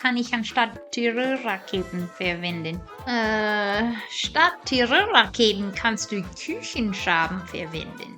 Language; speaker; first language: German; non-native, fluent; English